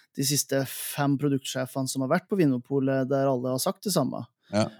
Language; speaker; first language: Norwegian; native; Norwegian